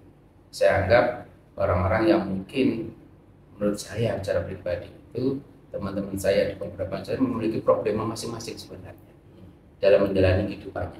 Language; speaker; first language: Indonesian; native; Indonesian